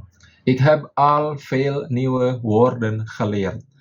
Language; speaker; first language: Dutch; non-native, fluent; Indonesian